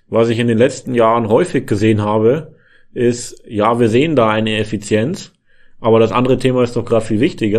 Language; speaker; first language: German; native; German